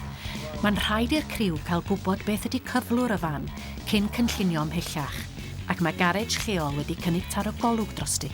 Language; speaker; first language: Welsh; native; Welsh